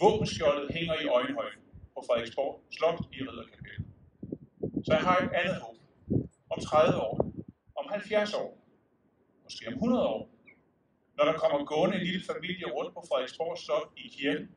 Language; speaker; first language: Danish; native; Danish